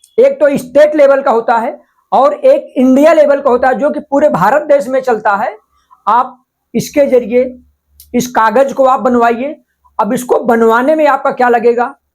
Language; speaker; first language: Hindi; non-native, local second language; Marathi